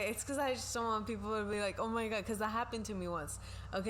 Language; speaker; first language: English; non-native, local second language; Spanish